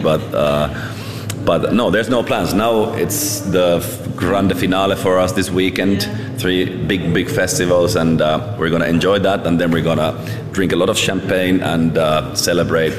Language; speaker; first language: English; non-native, fluent; Finnish